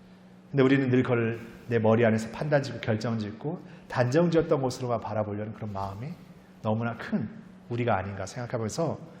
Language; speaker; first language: Korean; native; Korean